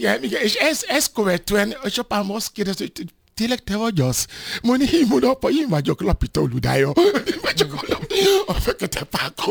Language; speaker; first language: Hungarian; non-native, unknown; Yoruba